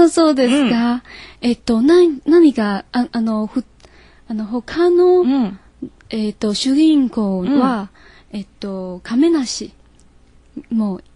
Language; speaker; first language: Japanese; non-native, learner; Chinese